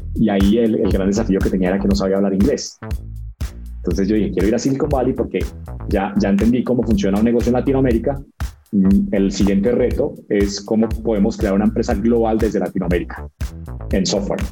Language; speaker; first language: Spanish; native; Spanish